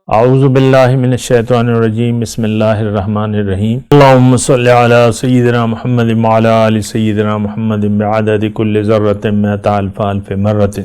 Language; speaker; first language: Urdu; non-native, local second language; Pashto